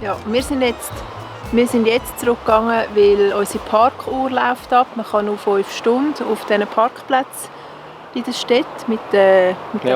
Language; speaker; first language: German; native; German